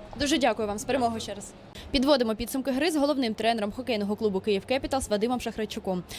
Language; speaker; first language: Ukrainian; native; Ukrainian